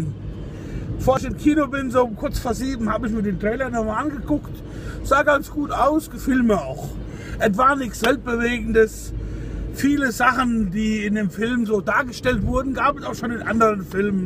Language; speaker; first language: German; native; German